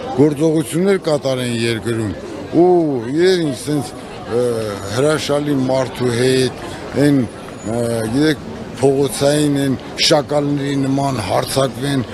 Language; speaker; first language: Armenian; native; Armenian